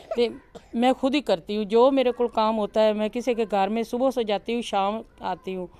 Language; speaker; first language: Urdu; non-native, local second language; Punjabi